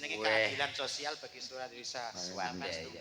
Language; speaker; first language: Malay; non-native, local second language; Javanese